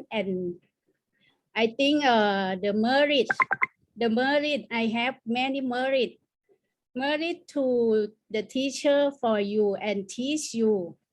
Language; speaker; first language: English; non-native, learner; Thai